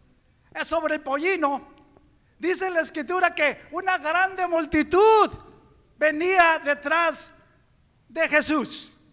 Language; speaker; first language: Spanish; native; Spanish